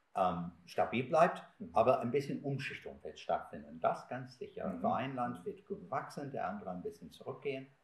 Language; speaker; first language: German; non-native, fluent; English